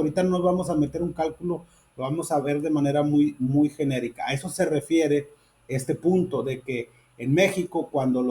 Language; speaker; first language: Spanish; native; Spanish